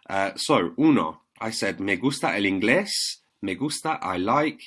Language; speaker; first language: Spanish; non-native, fluent; English